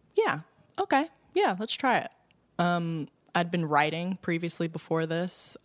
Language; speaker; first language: English; native; English